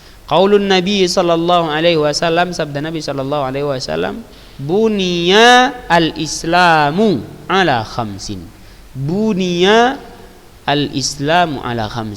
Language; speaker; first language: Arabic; non-native, fluent; Indonesian